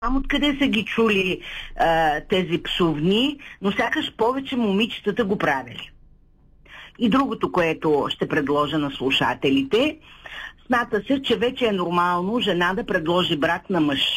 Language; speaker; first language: Bulgarian; native; Bulgarian